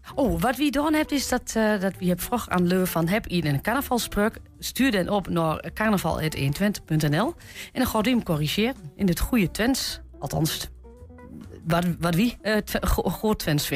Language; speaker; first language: Dutch; native; Dutch